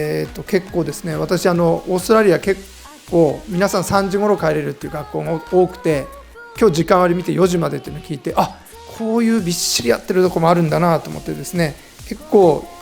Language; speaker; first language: Japanese; native; Japanese